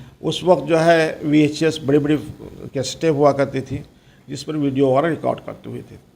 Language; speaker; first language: Urdu; non-native, local second language; Konkani